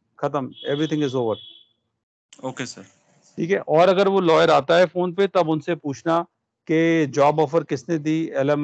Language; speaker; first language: Hindi; non-native, local second language; Punjabi